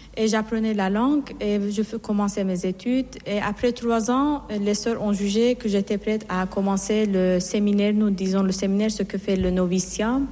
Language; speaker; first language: French; non-native, fluent; Persian